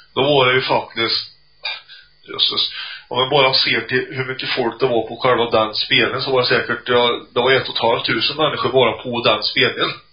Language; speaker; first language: Swedish; native; Swedish